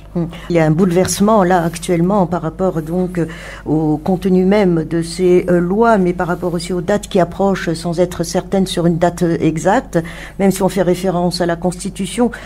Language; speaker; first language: French; non-native, local second language; Malagasy